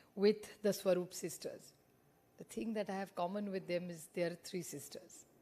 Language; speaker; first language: English; non-native, local second language; Marathi